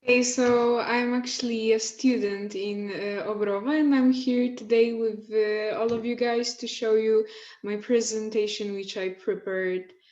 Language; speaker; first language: English; non-native, learner; Polish